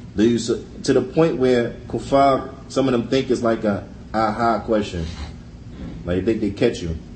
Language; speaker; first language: English; native; English